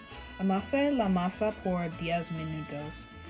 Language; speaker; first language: Spanish; non-native, learner; English